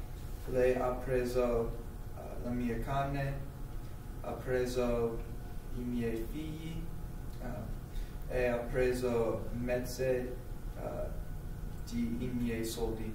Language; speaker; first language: Italian; non-native, learner; English